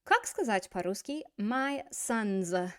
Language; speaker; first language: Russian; non-native, fluent; English